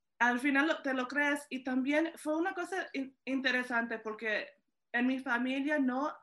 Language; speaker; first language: Spanish; early bilingual, heritage; Spanish